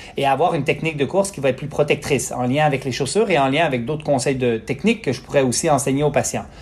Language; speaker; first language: French; native; French